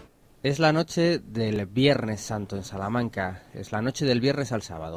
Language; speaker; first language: Spanish; native; Spanish